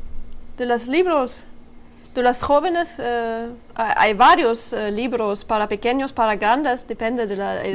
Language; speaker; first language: Spanish; non-native, learner; French